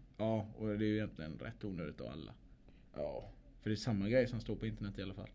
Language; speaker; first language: Swedish; native; Swedish